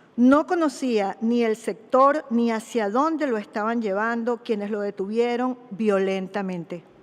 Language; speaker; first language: Spanish; native; Spanish